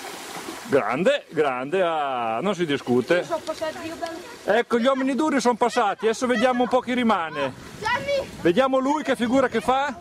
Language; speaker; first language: Italian; native; Italian